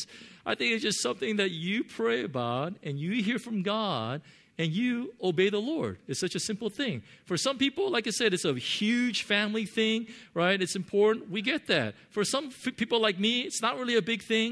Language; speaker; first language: English; native; English